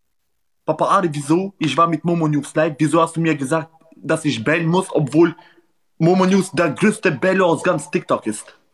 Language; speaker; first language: German; non-native, learner; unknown